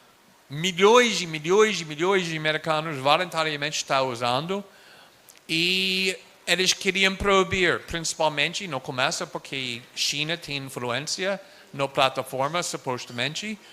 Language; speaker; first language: Portuguese; non-native, fluent; English